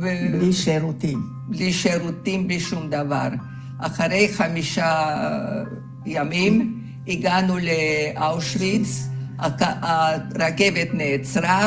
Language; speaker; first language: Hebrew; non-native, fluent; Hungarian